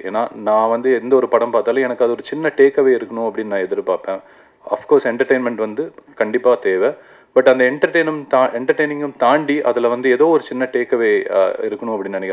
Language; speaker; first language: Tamil; native; Tamil